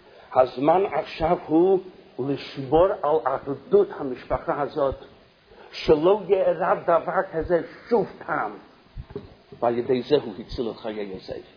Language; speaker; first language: Hebrew; non-native, fluent; English